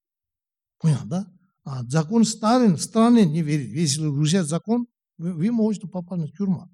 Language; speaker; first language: Russian; non-native, learner; Tibetan